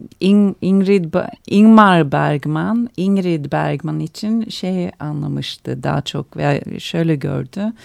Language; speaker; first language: Turkish; early bilingual, heritage; Turkish